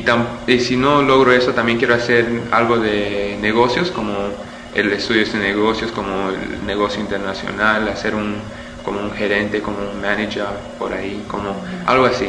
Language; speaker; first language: Spanish; early bilingual, heritage; Spanish